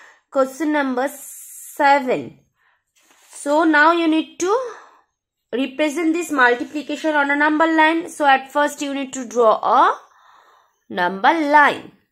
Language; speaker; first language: English; non-native, local second language; Bangla